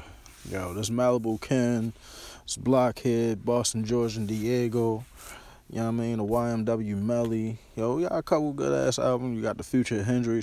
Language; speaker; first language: English; native; English